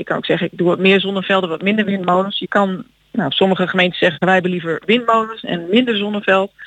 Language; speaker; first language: Dutch; native; Dutch